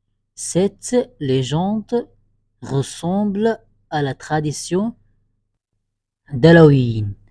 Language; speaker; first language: French; non-native, fluent; Arabic